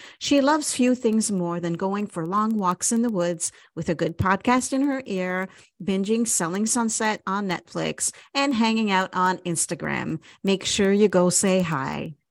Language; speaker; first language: English; native; English